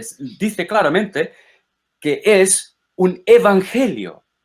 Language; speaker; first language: Spanish; non-native, fluent; English